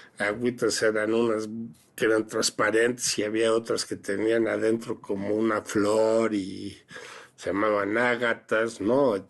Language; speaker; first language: Spanish; early bilingual, other home language; French